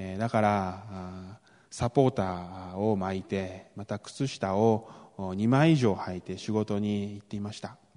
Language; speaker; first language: Japanese; early bilingual, other home language; Korean